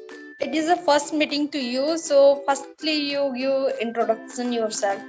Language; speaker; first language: English; non-native, learner; Marathi